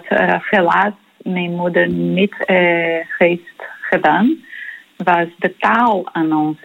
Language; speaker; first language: Dutch; non-native, fluent; Portuguese